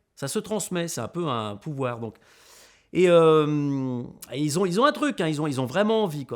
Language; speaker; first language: French; native; French